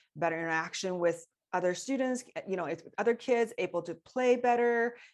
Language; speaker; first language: English; non-native, fluent; Chinese